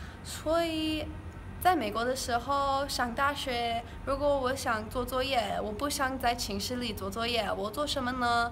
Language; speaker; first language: Chinese; non-native, learner; English